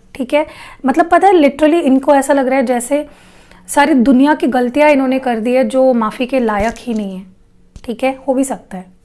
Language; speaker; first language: Hindi; non-native, local second language; Marathi